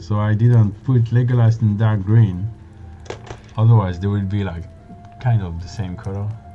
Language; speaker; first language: English; non-native, fluent; French